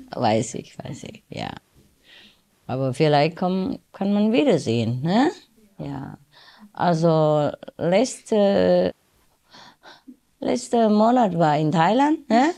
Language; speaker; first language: German; non-native, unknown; Vietnamese